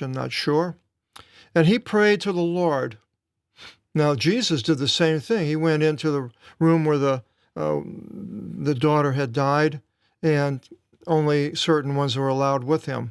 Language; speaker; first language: English; native; English